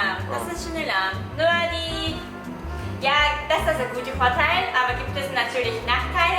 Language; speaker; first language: German; non-native, learner; Japanese